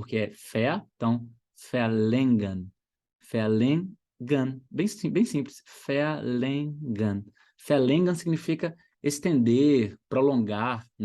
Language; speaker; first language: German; non-native, fluent; Portuguese